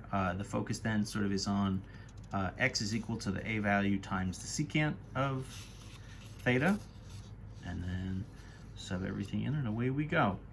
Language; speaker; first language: English; native; English